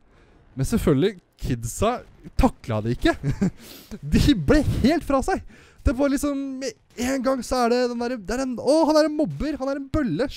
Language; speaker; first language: Norwegian; native; Norwegian